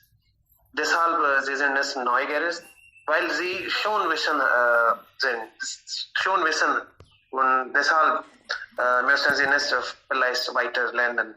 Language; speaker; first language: German; non-native, learner; Hindi